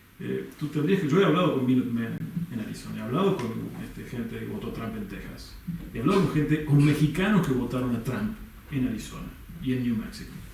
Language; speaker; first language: Spanish; native; Spanish